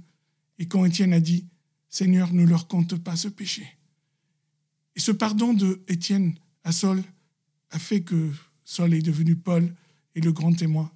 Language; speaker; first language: French; non-native, local second language; Arabic